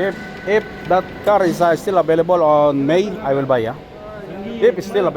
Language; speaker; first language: English; non-native, learner; Filipino